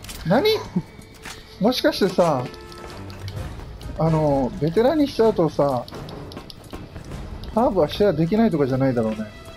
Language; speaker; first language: Japanese; native; Japanese